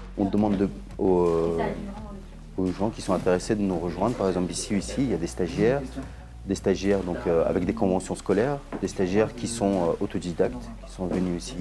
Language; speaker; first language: French; native; French